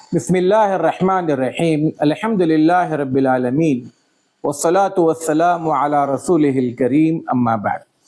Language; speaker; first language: Urdu; native; Urdu